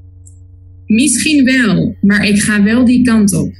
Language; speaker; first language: Dutch; non-native, learner; Spanish